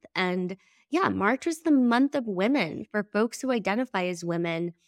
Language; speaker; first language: English; early bilingual, other home language; Spanish